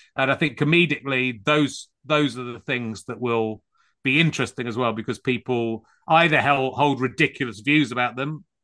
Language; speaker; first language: English; native; English